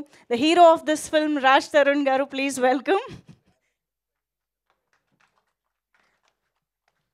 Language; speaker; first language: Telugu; native; Telugu